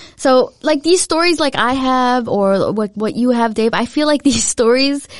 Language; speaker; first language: English; early bilingual, other home language; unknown